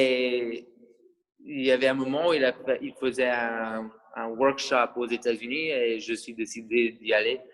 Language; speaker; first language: French; non-native, fluent; English